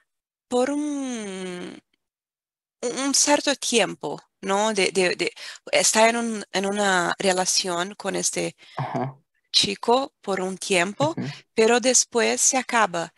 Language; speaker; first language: Spanish; non-native, fluent; Portuguese